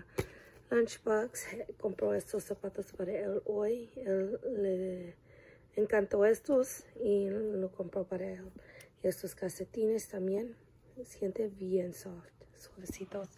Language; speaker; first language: Spanish; early bilingual, heritage; English